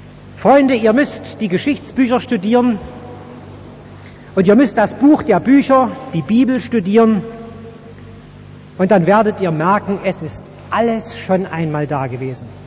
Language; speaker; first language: German; native; German